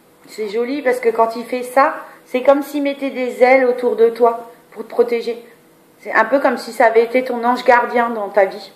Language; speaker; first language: French; native; French